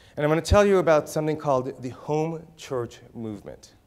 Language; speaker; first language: English; native; English